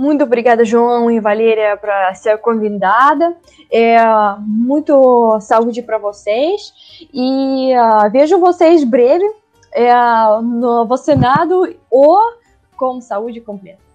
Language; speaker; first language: Portuguese; non-native, learner; Russian